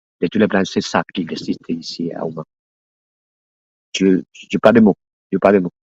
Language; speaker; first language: French; non-native, learner; Spanish